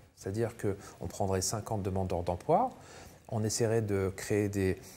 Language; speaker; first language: French; native; French